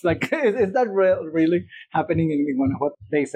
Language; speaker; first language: English; non-native, fluent; Spanish